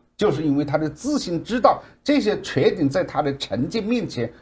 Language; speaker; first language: Chinese; native; Chinese